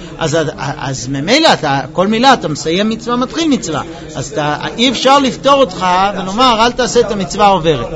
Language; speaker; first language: Hebrew; non-native, fluent; English